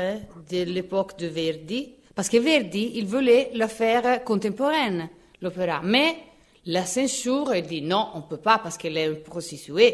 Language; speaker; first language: French; non-native, fluent; Italian